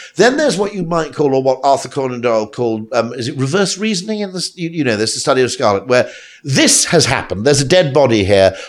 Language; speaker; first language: English; native; English